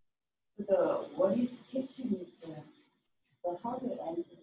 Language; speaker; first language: English; non-native, learner; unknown